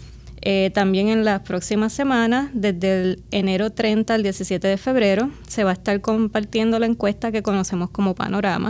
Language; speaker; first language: Spanish; native; Spanish